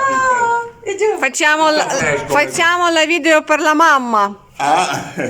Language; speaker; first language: Italian; non-native, learner; Ukrainian